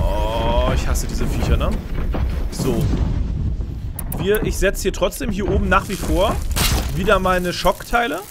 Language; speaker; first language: German; native; German